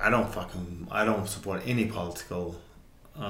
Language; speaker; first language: English; non-native, fluent; Uzbek